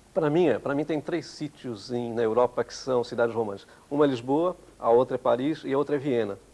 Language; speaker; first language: Portuguese; early bilingual, other home language; Italian